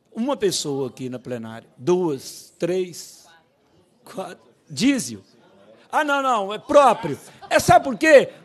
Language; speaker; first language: Portuguese; native; Portuguese